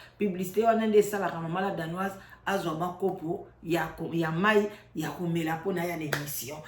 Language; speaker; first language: Lingala; non-native, local second language; Kongo